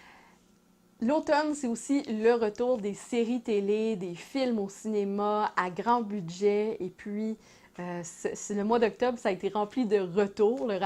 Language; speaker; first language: French; native; French